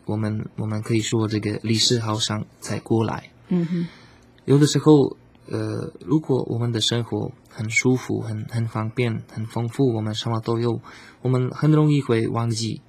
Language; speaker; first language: Chinese; non-native, learner; Slovak